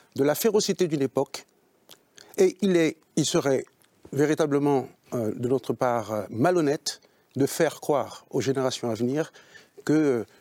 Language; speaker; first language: French; native; French